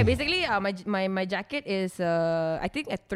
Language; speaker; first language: English; non-native, local second language; Malay